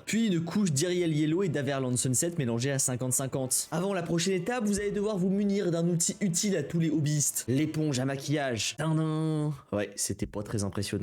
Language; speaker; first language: French; native; French